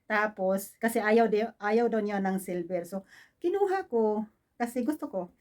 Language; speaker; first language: Filipino; non-native, local second language; Cebuano